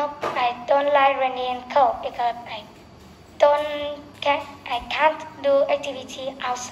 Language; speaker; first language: English; non-native, learner; Vietnamese